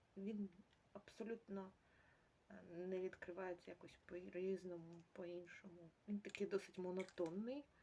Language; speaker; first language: Ukrainian; native; Ukrainian